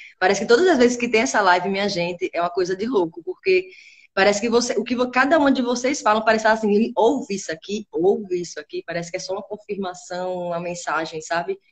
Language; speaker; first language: Portuguese; native; Portuguese